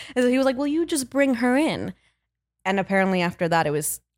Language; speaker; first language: English; early bilingual, other home language; Spanish